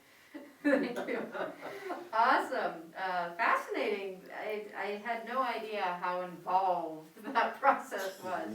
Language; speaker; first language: English; native; English